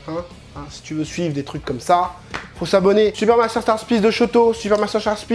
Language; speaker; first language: French; native; French